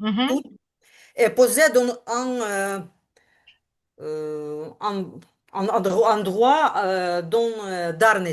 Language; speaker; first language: French; non-native, learner; Ukrainian